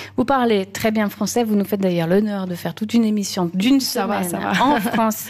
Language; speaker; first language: French; native; French